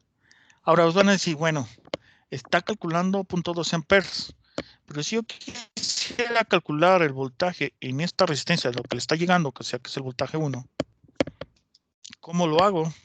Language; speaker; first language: Spanish; native; Spanish